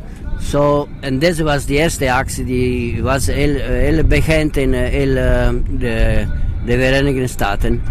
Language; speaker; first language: Dutch; non-native, learner; Italian